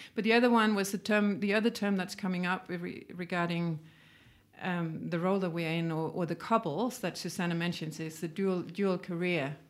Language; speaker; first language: English; non-native, fluent; Danish